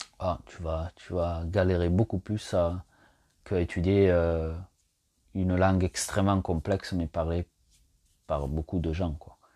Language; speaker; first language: French; non-native, fluent; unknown